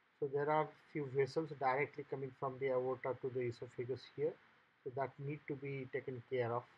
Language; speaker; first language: English; non-native, local second language; Marathi